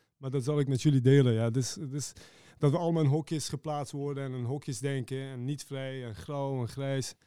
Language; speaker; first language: Dutch; early bilingual, other home language; Persian